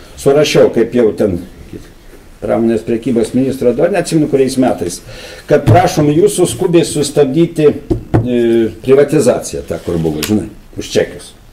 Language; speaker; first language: Lithuanian; native; Lithuanian